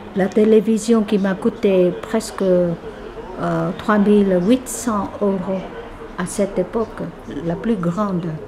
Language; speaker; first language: French; non-native, fluent; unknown